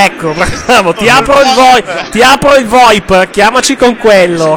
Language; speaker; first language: Italian; native; Italian